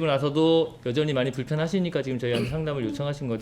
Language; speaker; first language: Korean; native; Korean